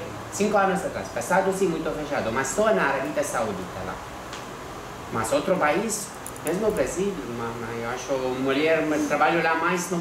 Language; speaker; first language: Portuguese; non-native, learner; Arabic